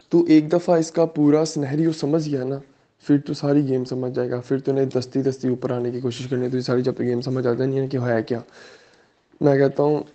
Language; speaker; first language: Urdu; native; Urdu